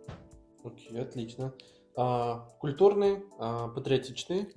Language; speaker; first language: Russian; native; Russian